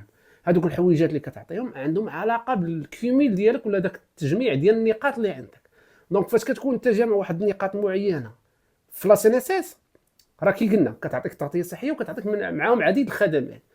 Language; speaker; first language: Arabic; native; Arabic